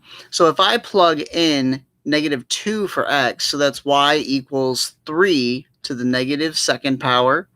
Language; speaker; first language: English; native; English